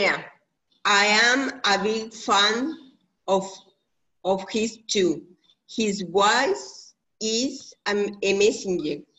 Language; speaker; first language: English; non-native, learner; Spanish